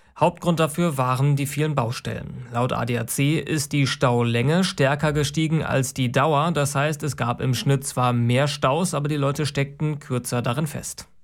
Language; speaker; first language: German; native; German